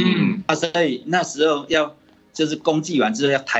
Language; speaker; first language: Chinese; native; Chinese